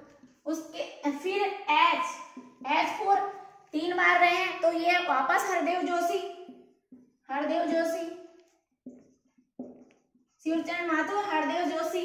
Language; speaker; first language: Hindi; native; Hindi